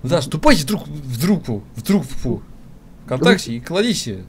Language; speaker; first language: Russian; native; Russian